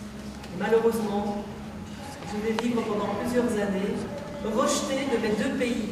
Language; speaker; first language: French; native; French